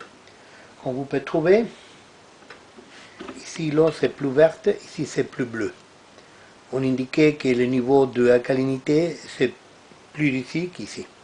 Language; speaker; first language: French; non-native, learner; Italian